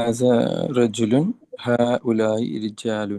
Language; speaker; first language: Arabic; non-native, learner; Malayalam